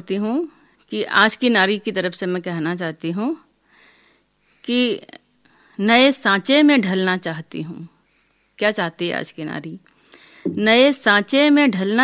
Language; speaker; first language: Hindi; native; Hindi